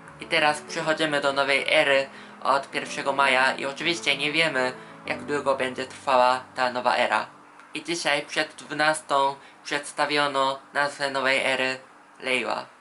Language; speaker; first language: Polish; non-native, fluent; Japanese